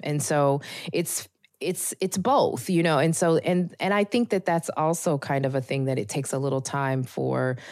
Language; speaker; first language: English; native; English